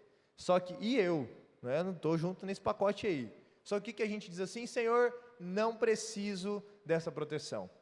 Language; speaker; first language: Portuguese; native; Portuguese